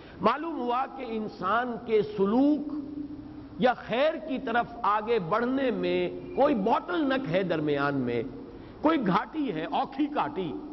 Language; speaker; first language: Urdu; native; Urdu